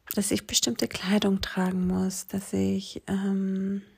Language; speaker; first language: German; non-native, fluent; Greek